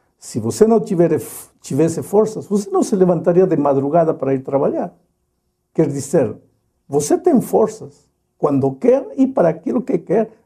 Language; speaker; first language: Portuguese; non-native, fluent; Spanish